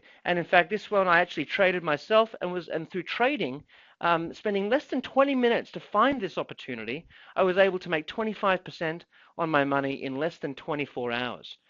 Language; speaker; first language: English; native; English